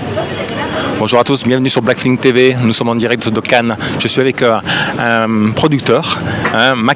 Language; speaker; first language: French; native; French